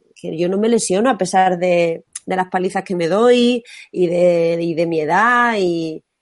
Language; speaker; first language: Spanish; native; Spanish